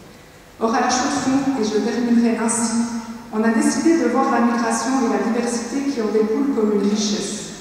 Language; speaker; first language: French; native; French